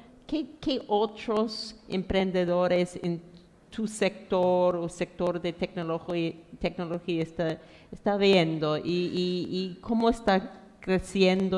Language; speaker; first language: Spanish; non-native, fluent; English